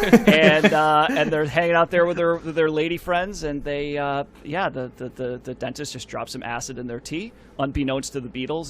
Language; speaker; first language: English; native; English